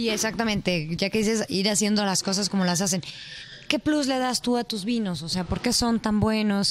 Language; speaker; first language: Spanish; native; Spanish